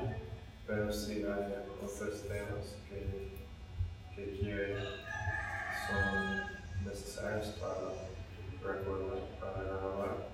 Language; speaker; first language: Spanish; non-native, fluent; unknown